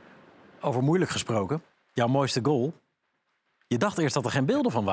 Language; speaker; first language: Dutch; native; Dutch